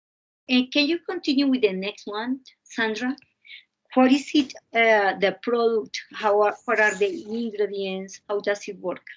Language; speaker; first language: English; non-native, fluent; Spanish